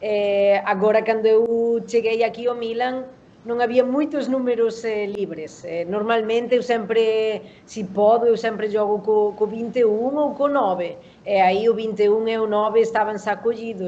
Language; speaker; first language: Portuguese; non-native, learner; Spanish